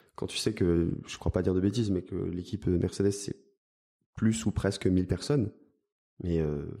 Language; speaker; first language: French; native; French